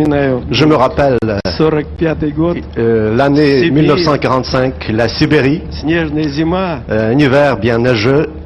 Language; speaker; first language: French; non-native, fluent; Russian